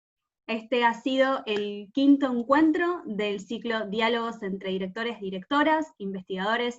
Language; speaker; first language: Spanish; native; Spanish